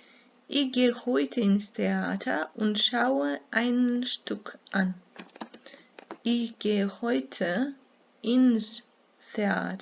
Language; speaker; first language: German; non-native, fluent; Serbian